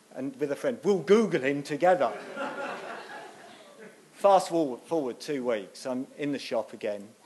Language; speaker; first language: English; native; English